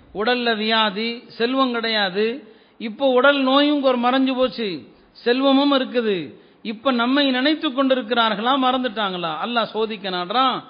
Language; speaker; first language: Tamil; native; Tamil